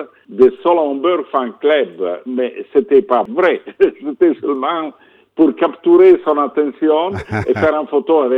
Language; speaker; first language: French; non-native, fluent; Italian